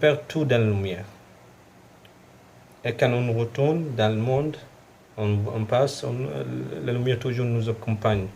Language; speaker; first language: French; non-native, local second language; Arabic